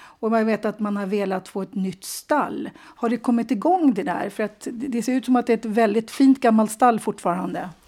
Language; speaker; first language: Swedish; native; Swedish